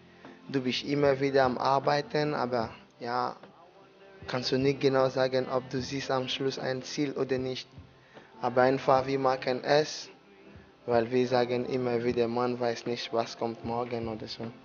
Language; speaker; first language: German; non-native, learner; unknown